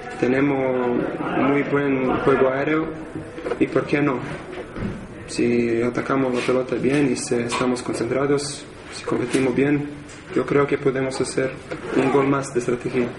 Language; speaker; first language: Spanish; non-native, learner; Serbian